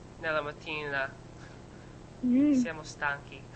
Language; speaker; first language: Italian; non-native, learner; English